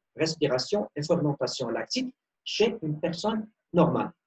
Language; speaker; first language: French; non-native, local second language; Arabic